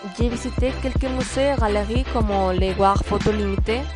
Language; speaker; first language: French; non-native, learner; Spanish